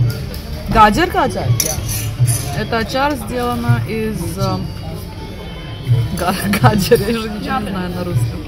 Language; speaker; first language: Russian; early bilingual, heritage; Russian